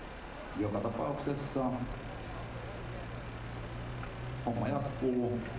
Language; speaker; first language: Finnish; native; Finnish